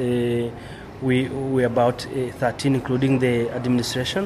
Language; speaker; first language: English; non-native, local second language; Kinyarwanda